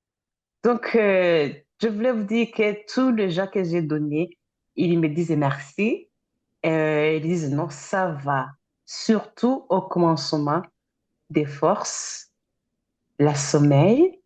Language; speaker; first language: French; non-native, fluent; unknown